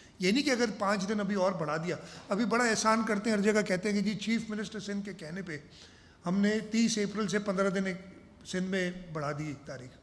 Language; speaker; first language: Urdu; non-native, local second language; Sindhi